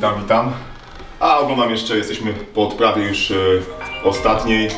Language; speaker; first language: Polish; native; Polish